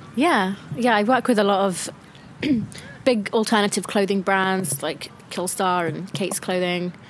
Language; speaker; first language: English; native; English